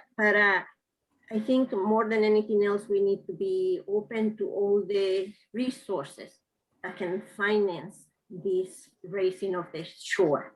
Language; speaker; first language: English; non-native, fluent; Spanish